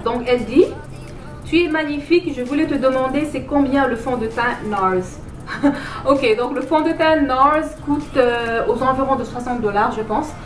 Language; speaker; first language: French; non-native, local second language; Wolof